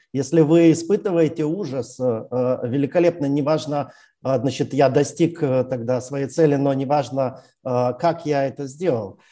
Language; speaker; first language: Russian; native; Russian